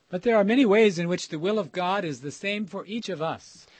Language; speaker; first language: English; native; English